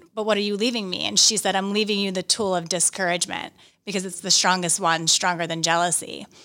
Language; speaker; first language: English; native; English